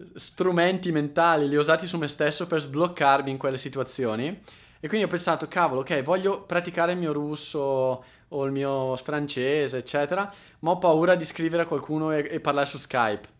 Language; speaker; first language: Italian; native; Italian